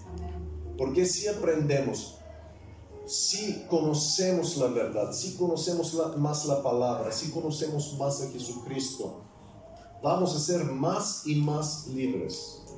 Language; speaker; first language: Spanish; non-native, fluent; Bulgarian